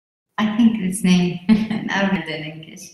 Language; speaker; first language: English; non-native, learner; Arabic